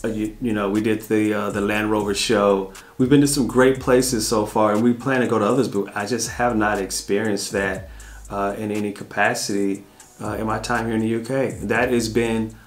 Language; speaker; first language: English; native; English